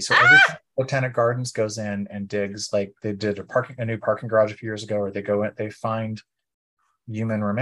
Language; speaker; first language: English; native; English